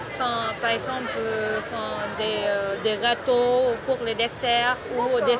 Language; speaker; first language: French; non-native, learner; Vietnamese